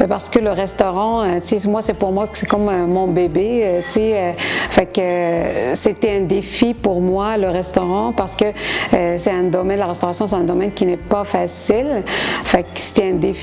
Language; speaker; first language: French; non-native, local second language; Arabic